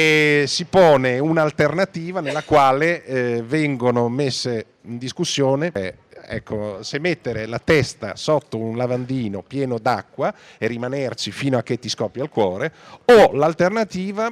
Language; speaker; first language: Italian; native; Italian